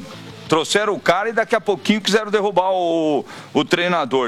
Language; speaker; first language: Portuguese; native; Portuguese